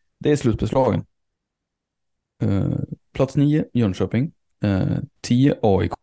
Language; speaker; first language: Swedish; native; Swedish